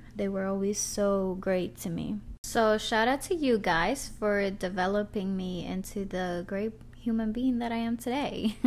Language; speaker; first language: English; early bilingual, other home language; Spanish